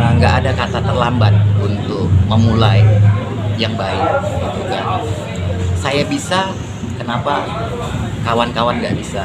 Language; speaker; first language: Indonesian; native; Indonesian